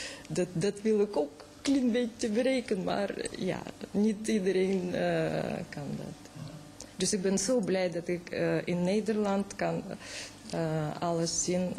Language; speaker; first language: Dutch; non-native, fluent; Russian